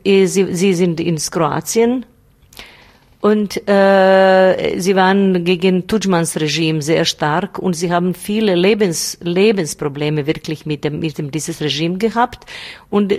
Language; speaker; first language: German; non-native, learner; Bosnian